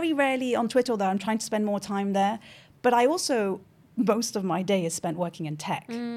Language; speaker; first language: English; non-native, fluent; French